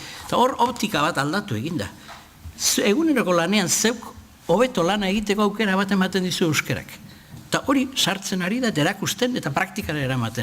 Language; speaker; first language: Basque; native; Basque